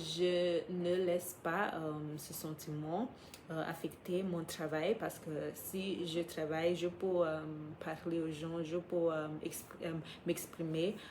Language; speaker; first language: French; non-native, fluent; English